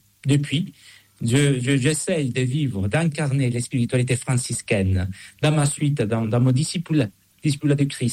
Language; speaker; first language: French; non-native, fluent; Spanish